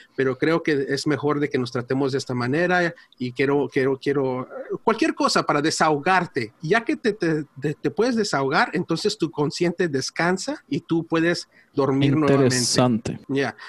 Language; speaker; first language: Spanish; early bilingual, heritage; Spanish